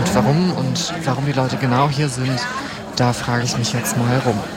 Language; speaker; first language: German; native; German